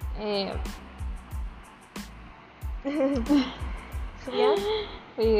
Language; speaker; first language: French; non-native, learner; Spanish